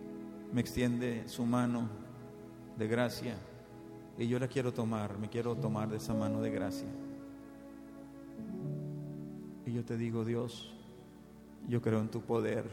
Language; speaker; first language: Spanish; native; Spanish